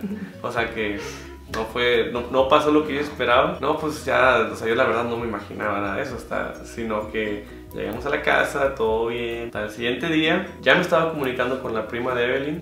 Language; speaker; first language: Spanish; native; Spanish